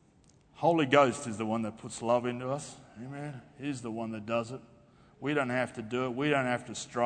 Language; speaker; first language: English; native; English